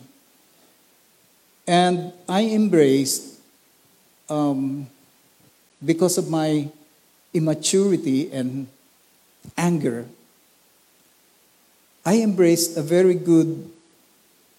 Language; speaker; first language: English; non-native, local second language; Filipino